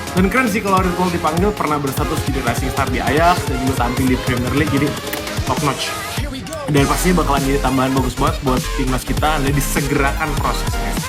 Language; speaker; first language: Indonesian; native; Indonesian